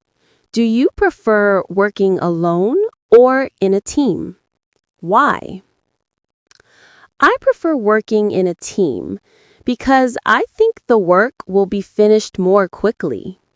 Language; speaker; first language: English; non-native, learner; Vietnamese